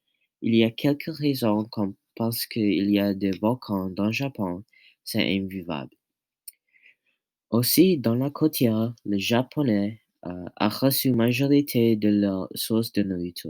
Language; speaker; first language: French; non-native, learner; English